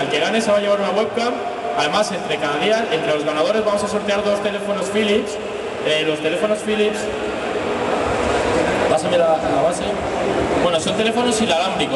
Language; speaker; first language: Spanish; native; Spanish